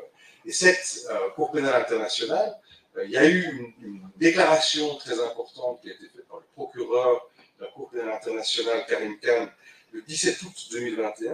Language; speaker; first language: French; native; French